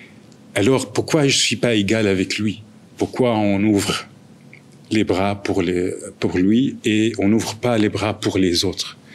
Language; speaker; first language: French; non-native, fluent; Arabic